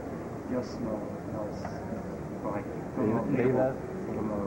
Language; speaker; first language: Spanish; non-native, learner; French